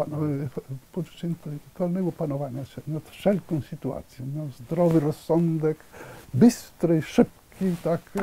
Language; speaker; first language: Polish; non-native, fluent; Italian